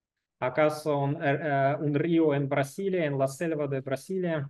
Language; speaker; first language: Spanish; non-native, learner; Russian